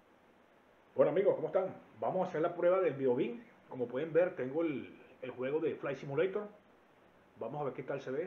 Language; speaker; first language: Spanish; native; Spanish